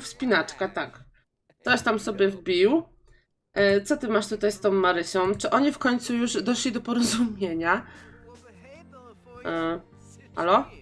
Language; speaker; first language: Polish; native; Polish